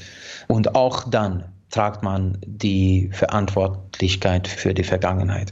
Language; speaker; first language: German; non-native, fluent; Hungarian